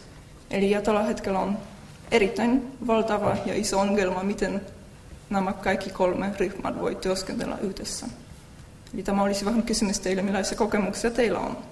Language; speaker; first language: Finnish; non-native, fluent; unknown